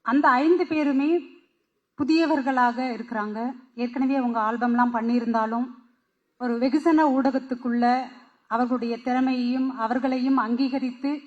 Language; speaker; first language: Tamil; native; Tamil